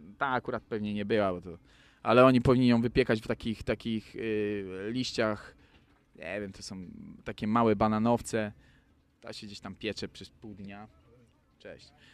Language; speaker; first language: Polish; native; Polish